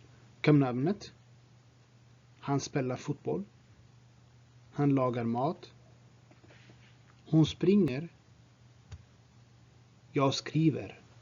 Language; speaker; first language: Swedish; non-native, fluent; Tigrinya